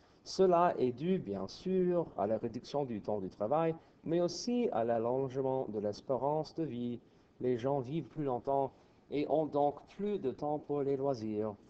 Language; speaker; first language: French; non-native, fluent; English